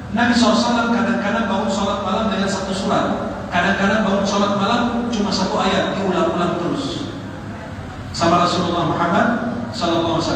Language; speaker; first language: Indonesian; non-native, fluent; Arabic